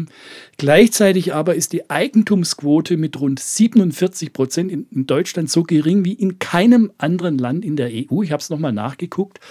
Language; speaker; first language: German; native; German